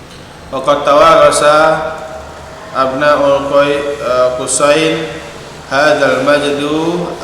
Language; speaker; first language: Arabic; non-native, fluent; Indonesian